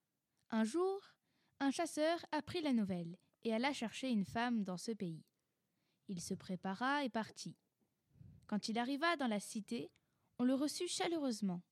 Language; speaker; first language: French; native; French